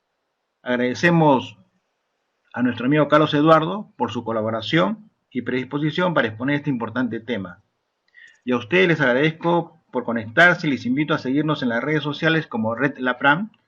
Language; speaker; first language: Spanish; native; Spanish